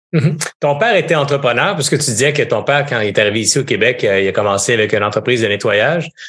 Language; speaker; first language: French; native; French